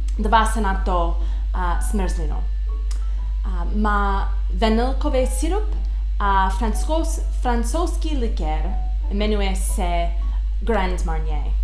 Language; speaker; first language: Czech; non-native, learner; English